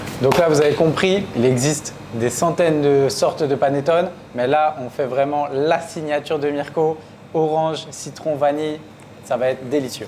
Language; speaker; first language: French; native; French